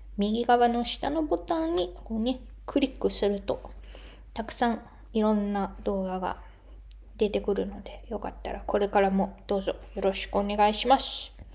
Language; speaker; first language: Japanese; non-native, fluent; German